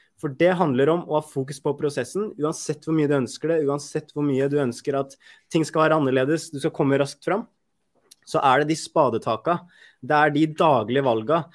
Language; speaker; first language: Norwegian; native; Norwegian